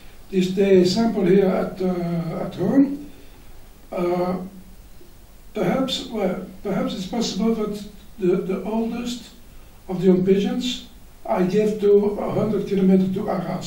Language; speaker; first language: English; non-native, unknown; Dutch